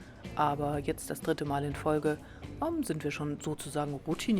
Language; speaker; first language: German; native; German